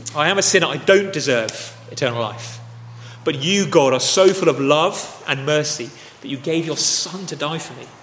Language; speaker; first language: English; native; English